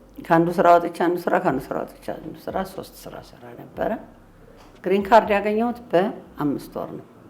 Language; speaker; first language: Amharic; native; Amharic